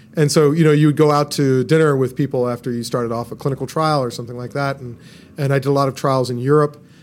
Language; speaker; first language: English; native; English